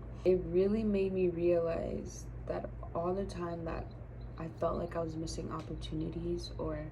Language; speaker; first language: English; native; English